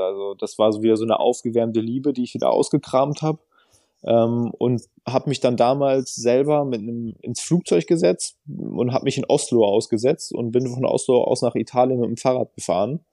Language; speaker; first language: German; native; German